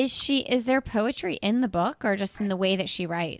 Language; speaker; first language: English; native; English